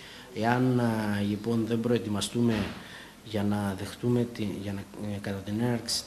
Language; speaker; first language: Greek; native; Greek